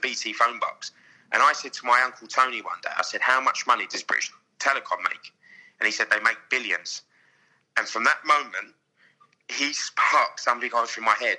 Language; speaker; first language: English; native; English